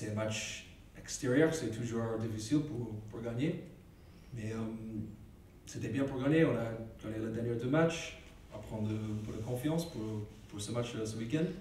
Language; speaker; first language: French; non-native, learner; English